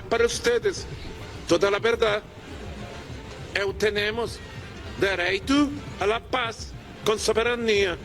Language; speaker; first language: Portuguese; non-native, learner; Spanish